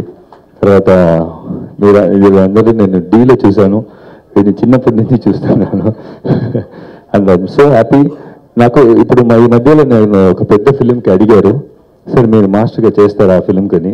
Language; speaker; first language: Telugu; non-native, fluent; Tamil